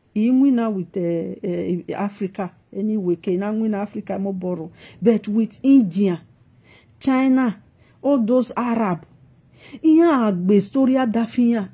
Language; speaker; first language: Nigerian Pidgin; native; Nigerian Pidgin